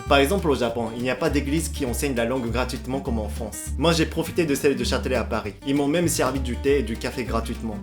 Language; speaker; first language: French; non-native, fluent; Japanese